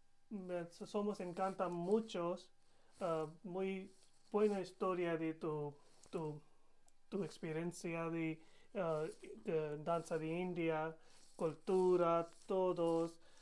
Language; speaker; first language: Spanish; non-native, learner; Hindi